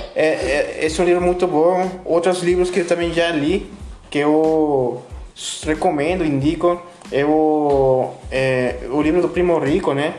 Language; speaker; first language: Portuguese; non-native, fluent; Spanish